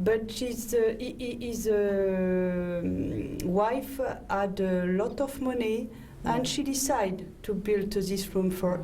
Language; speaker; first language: English; non-native, learner; French